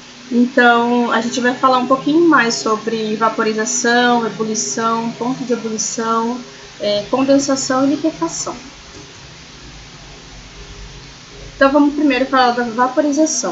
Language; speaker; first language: Portuguese; native; Portuguese